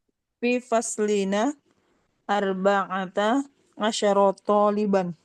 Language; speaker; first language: Arabic; non-native, learner; Indonesian